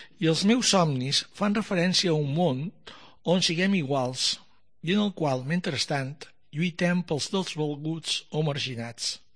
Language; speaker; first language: Catalan; native; Catalan